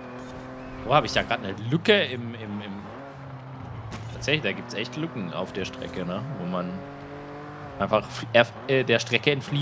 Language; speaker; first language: German; native; German